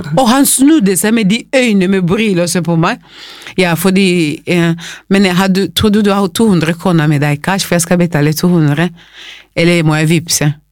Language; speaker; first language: Norwegian; non-native, fluent; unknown